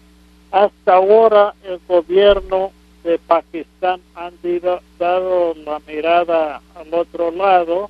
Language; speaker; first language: Spanish; non-native, fluent; English